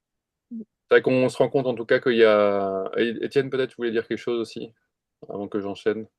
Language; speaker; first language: French; native; French